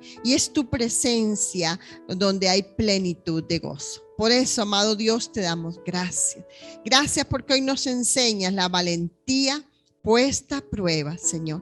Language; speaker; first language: Spanish; native; Spanish